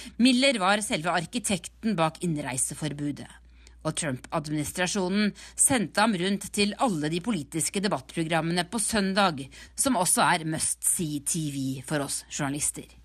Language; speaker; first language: Norwegian; native; Norwegian